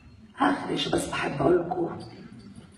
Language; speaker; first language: Arabic; native; Arabic